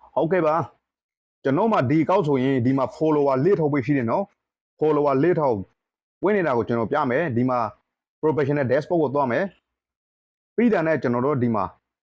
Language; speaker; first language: Burmese; non-native, local second language; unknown